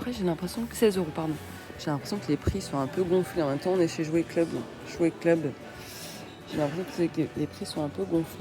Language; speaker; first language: French; native; French